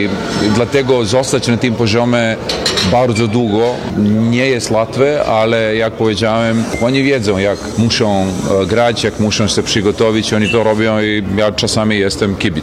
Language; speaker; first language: Polish; non-native, fluent; Serbian